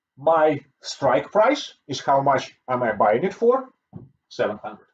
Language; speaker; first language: English; non-native, fluent; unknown